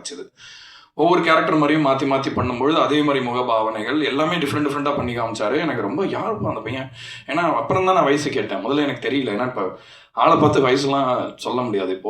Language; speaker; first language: Tamil; native; Tamil